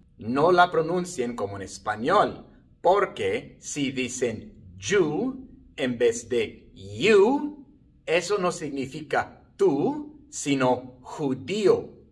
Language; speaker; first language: Spanish; non-native, fluent; English